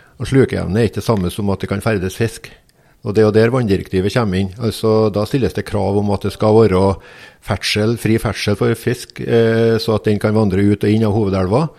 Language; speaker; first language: Norwegian; native; Norwegian